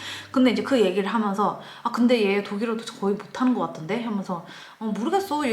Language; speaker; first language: Korean; native; Korean